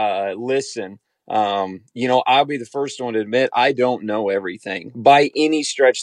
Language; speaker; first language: English; native; English